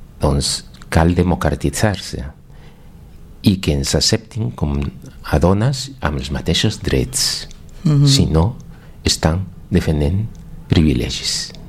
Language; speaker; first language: Catalan; non-native, fluent; Spanish